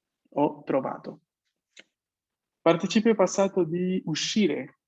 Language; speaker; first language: Italian; non-native, fluent; Spanish